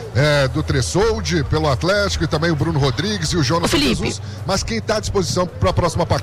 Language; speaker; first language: Portuguese; native; Portuguese